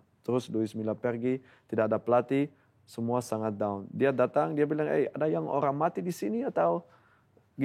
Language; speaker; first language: Indonesian; non-native, fluent; Dutch